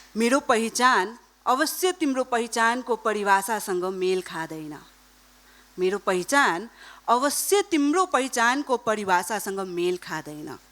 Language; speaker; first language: Nepali; non-native, local second language; Marwari